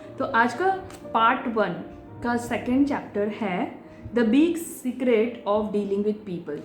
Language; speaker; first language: Hindi; non-native, local second language; Gujarati